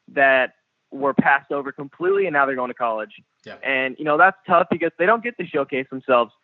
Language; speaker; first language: English; native; English